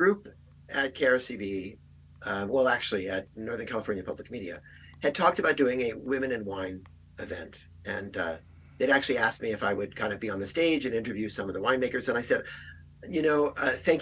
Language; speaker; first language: English; native; English